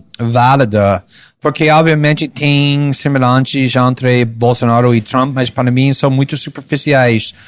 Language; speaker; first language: Portuguese; non-native, fluent; English